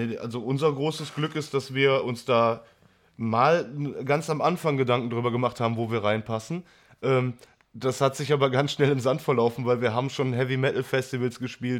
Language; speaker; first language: German; native; German